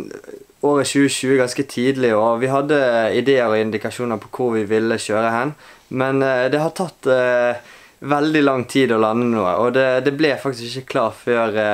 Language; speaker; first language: Norwegian; native; Norwegian